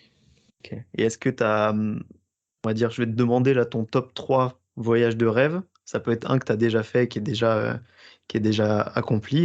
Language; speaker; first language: French; native; French